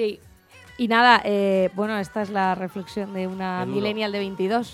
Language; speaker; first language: Spanish; native; Spanish